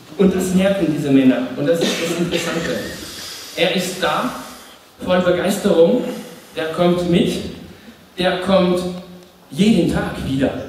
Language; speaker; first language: German; non-native, fluent; French